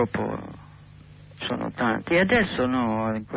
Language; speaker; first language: Italian; non-native, learner; English